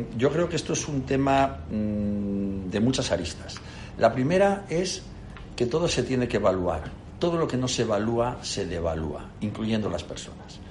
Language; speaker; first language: Spanish; native; Spanish